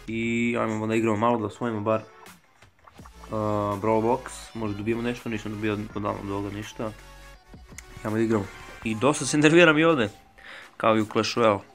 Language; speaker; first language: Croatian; early bilingual, heritage; Croatian